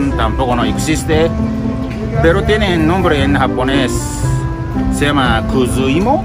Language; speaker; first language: Spanish; non-native, learner; Japanese